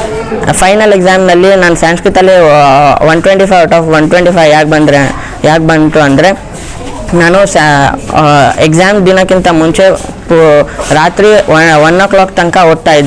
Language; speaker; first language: Kannada; non-native, local second language; Urdu